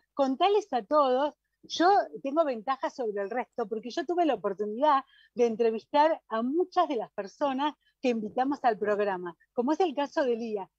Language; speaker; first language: Spanish; native; Spanish